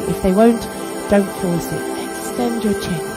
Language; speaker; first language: English; native; English